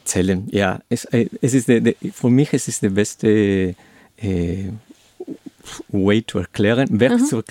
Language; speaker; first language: German; non-native, learner; Spanish